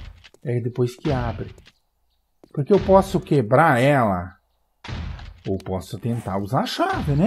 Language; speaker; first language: Portuguese; native; Portuguese